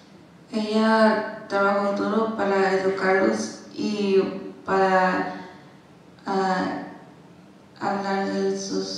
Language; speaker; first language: Spanish; non-native, learner; English